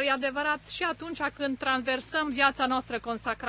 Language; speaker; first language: Romanian; native; Romanian